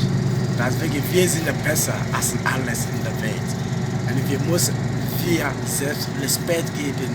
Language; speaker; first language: German; non-native, learner; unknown